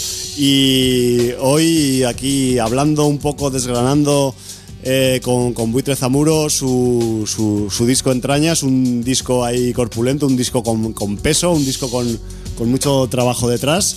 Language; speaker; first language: Spanish; native; Spanish